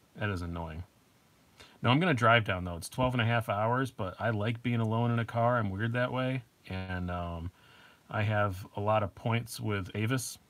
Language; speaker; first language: English; native; English